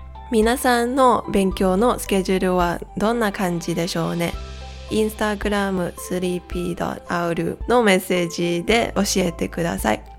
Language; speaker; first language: Japanese; non-native, learner; English